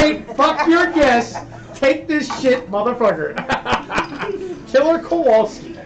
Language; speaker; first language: English; native; English